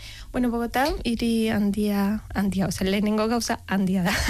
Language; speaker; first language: Basque; non-native, learner; Spanish